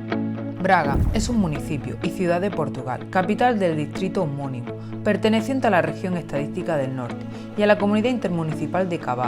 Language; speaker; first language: Spanish; native; Spanish